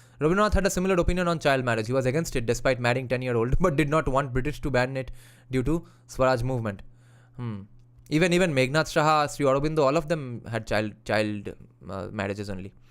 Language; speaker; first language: English; non-native, local second language; Bangla